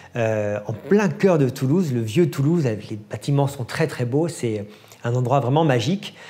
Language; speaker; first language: French; native; French